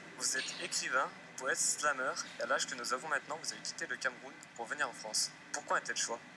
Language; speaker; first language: French; native; French